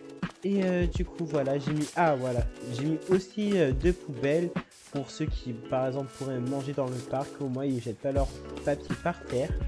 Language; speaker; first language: French; native; French